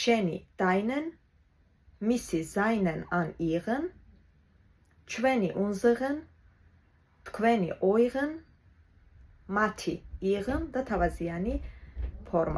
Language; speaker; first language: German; non-native, fluent; Georgian